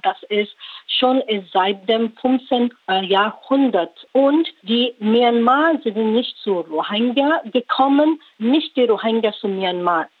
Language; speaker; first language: German; non-native, learner; Rohingya